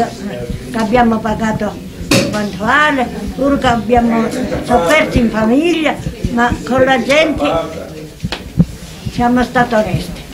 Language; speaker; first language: Italian; non-native, local second language; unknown